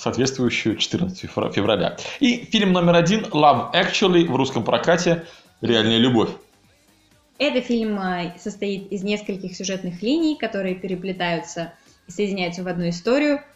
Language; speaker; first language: Russian; native; Russian